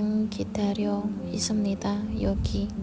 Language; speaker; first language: Korean; non-native, learner; Indonesian